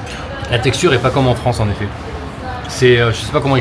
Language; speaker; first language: French; native; French